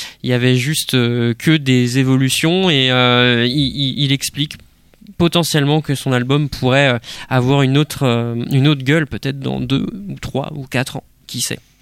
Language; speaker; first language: French; native; French